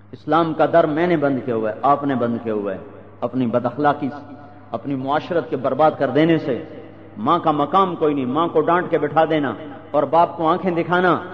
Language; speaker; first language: Urdu; non-native, local second language; Punjabi